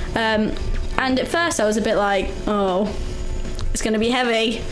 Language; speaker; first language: English; native; English